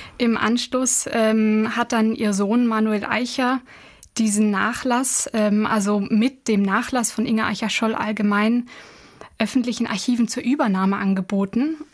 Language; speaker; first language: German; native; German